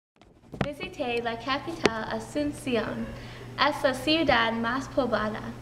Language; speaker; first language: Spanish; non-native, learner; English